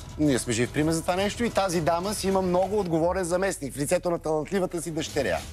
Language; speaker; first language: Bulgarian; native; Bulgarian